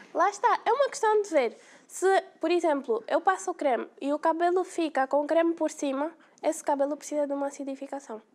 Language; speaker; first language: Portuguese; native; Portuguese